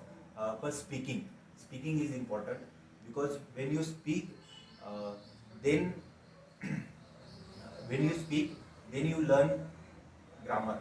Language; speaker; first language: English; non-native, local second language; Marathi